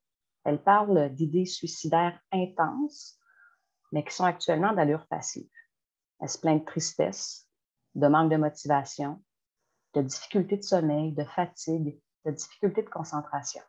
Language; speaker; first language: French; native; French